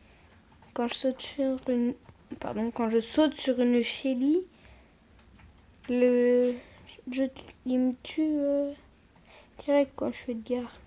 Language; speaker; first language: French; native; French